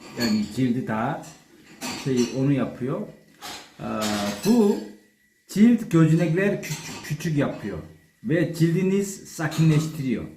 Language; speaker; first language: Turkish; non-native, learner; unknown